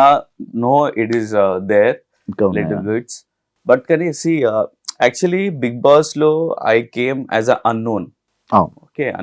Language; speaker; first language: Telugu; non-native, learner; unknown